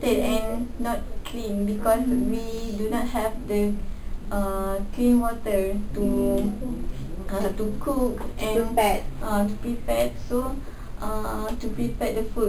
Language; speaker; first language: English; non-native, local second language; Malay